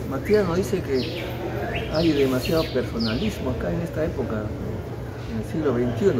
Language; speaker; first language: Spanish; native; Spanish